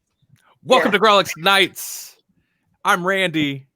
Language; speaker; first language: English; native; English